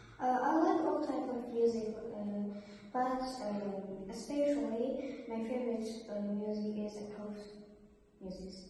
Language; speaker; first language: English; non-native, learner; Azerbaijani